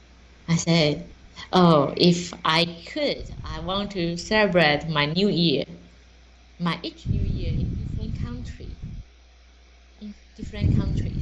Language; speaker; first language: English; non-native, learner; Chinese